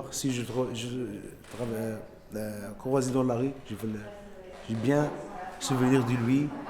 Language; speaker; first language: French; non-native, learner; Arabic